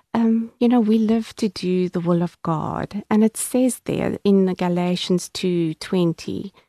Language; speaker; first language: English; native; English